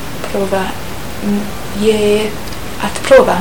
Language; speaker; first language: Icelandic; non-native, learner; English